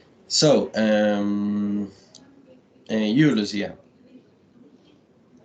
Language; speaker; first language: English; non-native, learner; Spanish